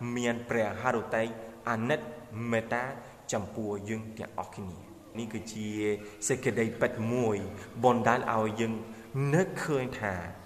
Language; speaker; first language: Khmer; non-native, fluent; Spanish